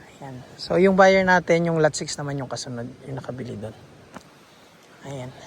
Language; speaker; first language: Filipino; native; Filipino